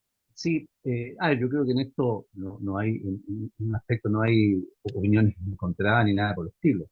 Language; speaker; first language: Spanish; native; Spanish